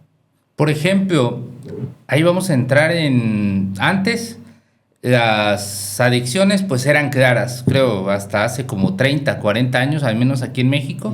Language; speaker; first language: Spanish; native; Spanish